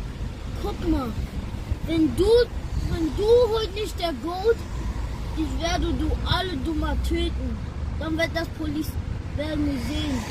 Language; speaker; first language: German; early bilingual, other home language; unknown